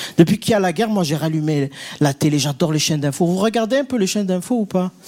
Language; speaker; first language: French; non-native, local second language; Kabyle